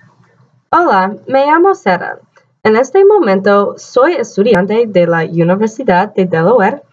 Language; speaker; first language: Spanish; non-native, learner; English